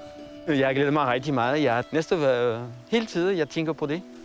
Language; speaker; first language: Danish; non-native, fluent; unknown